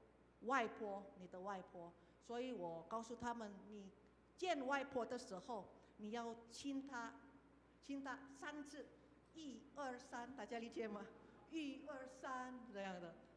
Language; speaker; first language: Chinese; non-native, fluent; Indonesian